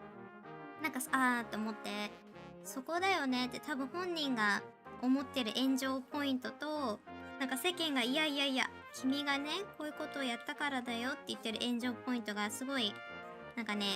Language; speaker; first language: Japanese; native; Japanese